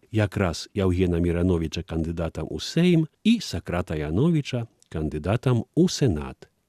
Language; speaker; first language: Belarusian; native; Belarusian